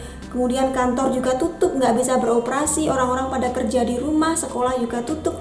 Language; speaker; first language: Indonesian; native; Indonesian